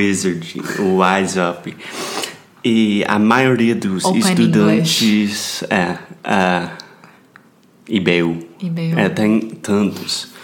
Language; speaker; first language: Portuguese; non-native, fluent; English